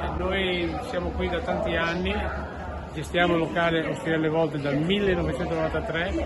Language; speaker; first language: Italian; native; Italian